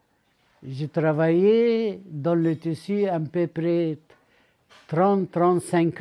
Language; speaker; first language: French; non-native, learner; Arabic